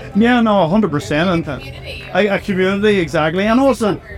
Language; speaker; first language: English; native; English